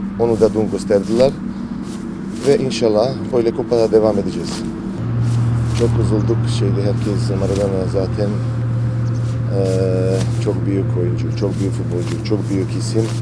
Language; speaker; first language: Turkish; non-native, learner; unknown